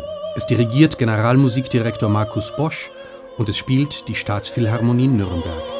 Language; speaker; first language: German; native; German